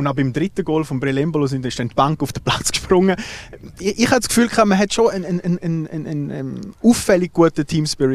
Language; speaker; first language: German; native; German